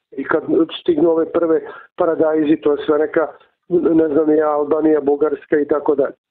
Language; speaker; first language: Serbian; native; Serbian